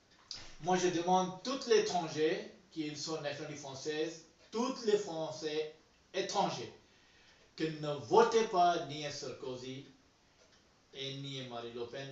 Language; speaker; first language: French; non-native, learner; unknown